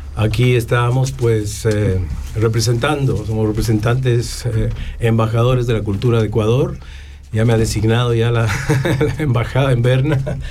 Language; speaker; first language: Spanish; native; Spanish